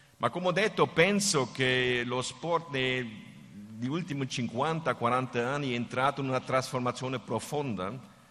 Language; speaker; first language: Italian; non-native, fluent; German